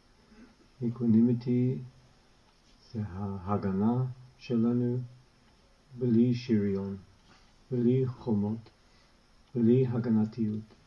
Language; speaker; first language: Hebrew; non-native, fluent; English